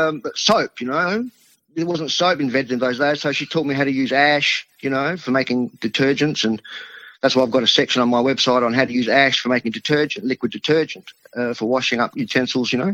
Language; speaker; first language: English; non-native, local second language; Italian